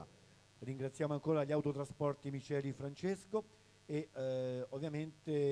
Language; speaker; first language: Italian; native; Italian